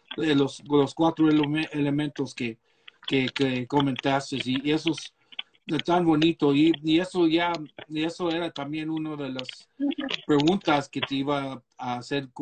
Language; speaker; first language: Spanish; early bilingual, heritage; Spanish